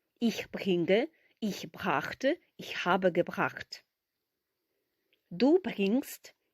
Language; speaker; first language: German; non-native, fluent; Ukrainian